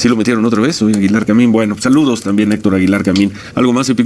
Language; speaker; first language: Spanish; native; Spanish